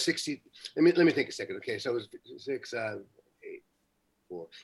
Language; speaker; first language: English; native; English